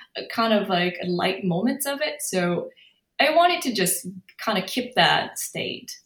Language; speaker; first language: English; non-native, fluent; Korean